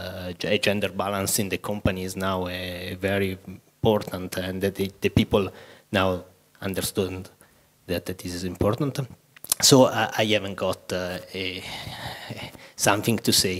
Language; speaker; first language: English; non-native, fluent; Italian